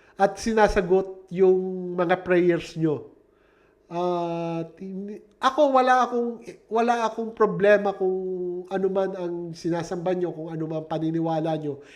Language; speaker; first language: Filipino; native; Filipino